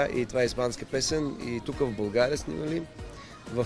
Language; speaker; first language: Bulgarian; non-native, learner; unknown